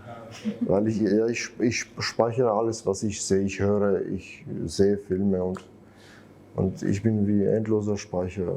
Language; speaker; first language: German; non-native, fluent; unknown